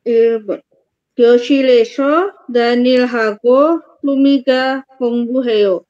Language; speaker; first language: Korean; non-native, learner; Indonesian